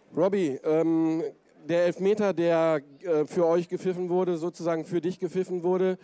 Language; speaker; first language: German; native; German